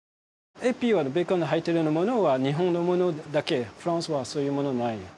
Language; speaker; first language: Japanese; non-native, learner; French